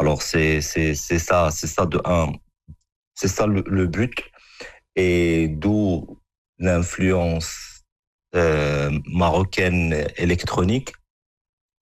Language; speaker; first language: French; non-native, local second language; Arabic